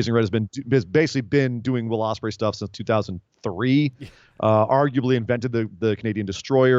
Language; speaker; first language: English; native; English